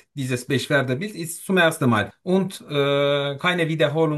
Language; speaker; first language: German; non-native, learner; Turkish